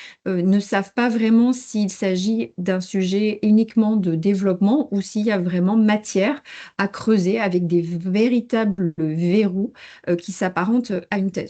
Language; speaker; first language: French; native; French